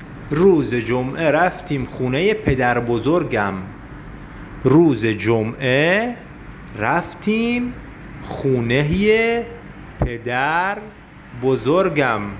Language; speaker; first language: Persian; non-native, fluent; Arabic